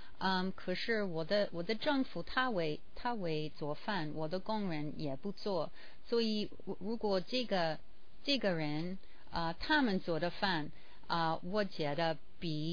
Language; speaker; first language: Chinese; non-native, learner; English